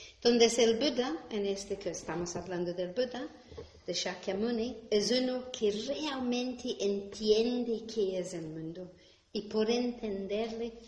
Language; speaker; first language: Spanish; non-native, fluent; English